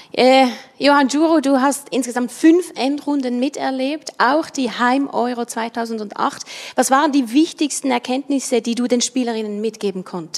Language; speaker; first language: German; native; German